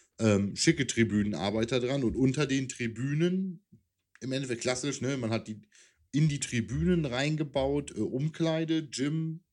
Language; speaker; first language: German; native; German